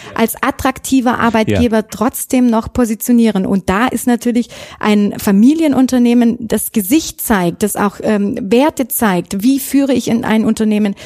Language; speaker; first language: German; native; German